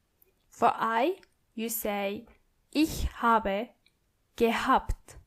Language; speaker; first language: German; non-native, fluent; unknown